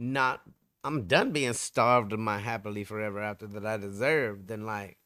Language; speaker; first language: English; native; English